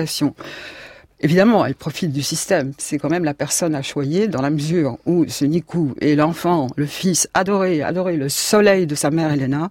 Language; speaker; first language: French; native; French